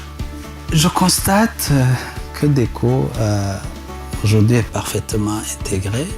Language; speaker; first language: French; non-native, local second language; Rundi